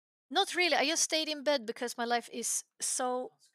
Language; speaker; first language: English; non-native, fluent; Swedish